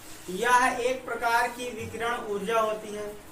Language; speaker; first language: Hindi; native; Hindi